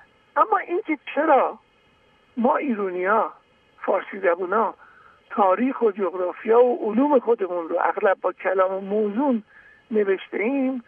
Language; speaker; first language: Persian; native; Persian